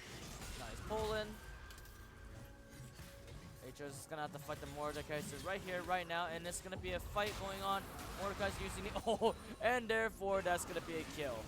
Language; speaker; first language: English; native; English